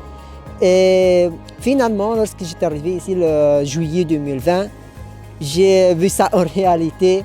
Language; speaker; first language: French; non-native, local second language; Arabic